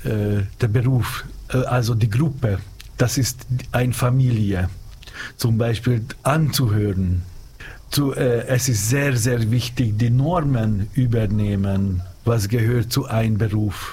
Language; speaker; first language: German; non-native, learner; Hungarian